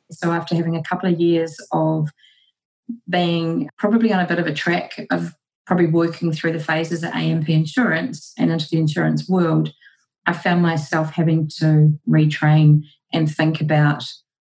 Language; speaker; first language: English; native; English